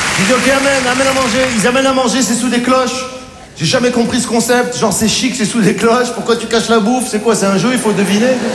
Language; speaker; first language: French; native; French